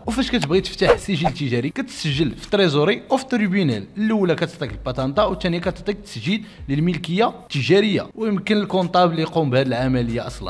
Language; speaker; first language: Arabic; native; Arabic